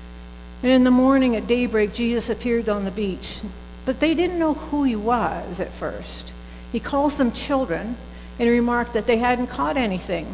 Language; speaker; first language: English; native; English